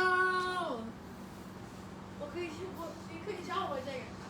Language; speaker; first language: Chinese; non-native, learner; English